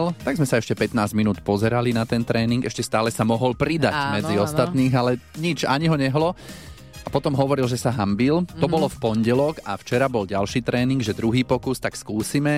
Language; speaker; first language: Slovak; native; Slovak